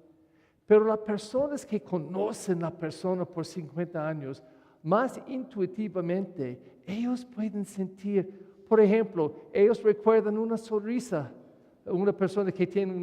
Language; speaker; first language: Spanish; non-native, fluent; English